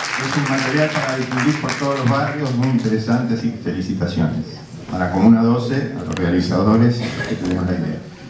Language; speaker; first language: Spanish; native; Spanish